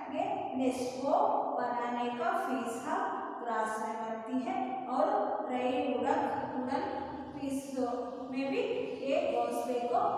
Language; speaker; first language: Hindi; non-native, local second language; Kannada